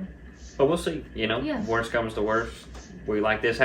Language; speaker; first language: English; native; English